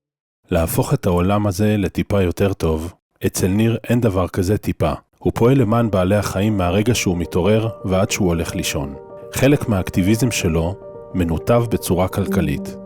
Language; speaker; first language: Hebrew; native; Hebrew